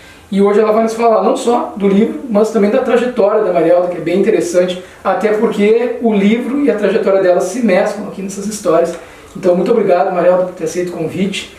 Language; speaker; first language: Portuguese; native; Portuguese